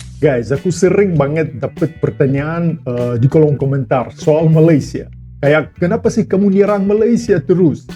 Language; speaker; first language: Indonesian; non-native, fluent; Russian